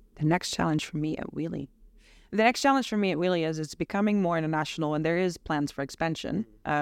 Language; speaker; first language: English; non-native, fluent; Dutch